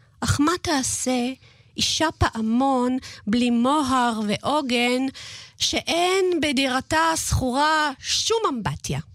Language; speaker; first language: Hebrew; non-native, fluent; Russian